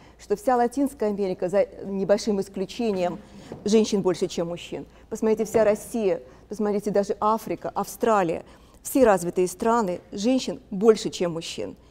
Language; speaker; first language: Russian; native; Russian